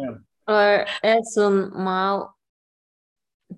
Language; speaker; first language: Spanish; non-native, learner; English